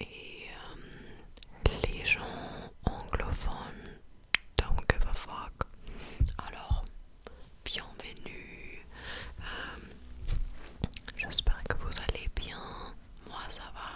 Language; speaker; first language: French; non-native, fluent; English